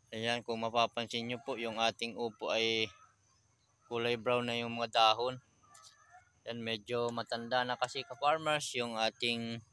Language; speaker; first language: Filipino; non-native, local second language; Bikol